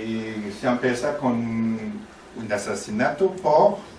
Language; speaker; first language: Spanish; non-native, learner; French